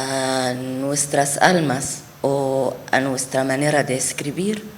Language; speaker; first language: Spanish; non-native, fluent; Arabic